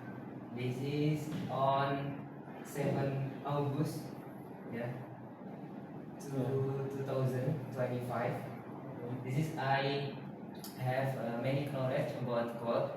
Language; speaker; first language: English; non-native, learner; Indonesian